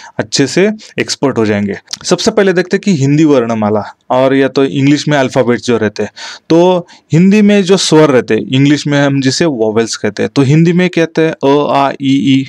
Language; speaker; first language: Hindi; non-native, local second language; Marathi